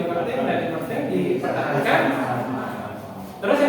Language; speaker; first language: Indonesian; native; Indonesian